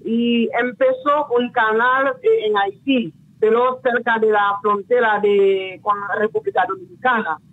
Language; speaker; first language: Spanish; non-native, local second language; Haitian Creole